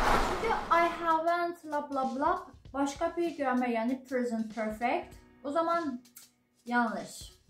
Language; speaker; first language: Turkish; non-native, learner; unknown